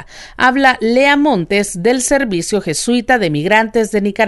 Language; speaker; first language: Spanish; native; Spanish